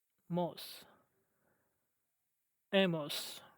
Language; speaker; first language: Spanish; non-native, learner; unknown